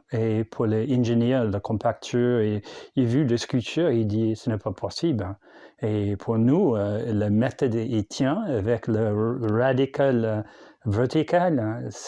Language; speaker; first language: French; non-native, learner; English